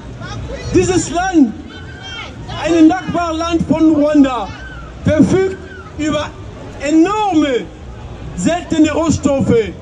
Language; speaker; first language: German; non-native, fluent; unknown